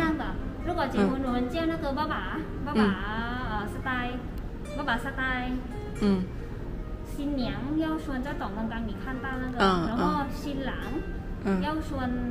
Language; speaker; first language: Chinese; non-native, learner; Thai